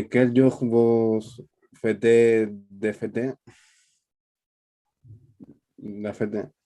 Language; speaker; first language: French; non-native, learner; Spanish